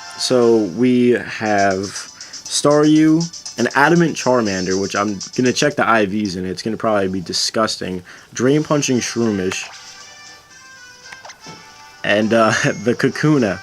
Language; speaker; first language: English; native; English